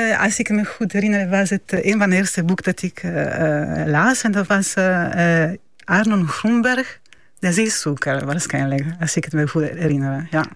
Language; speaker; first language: Dutch; non-native, fluent; Italian